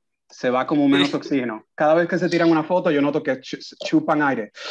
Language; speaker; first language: Spanish; native; Spanish